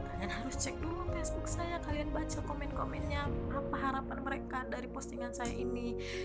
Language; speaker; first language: Indonesian; native; Indonesian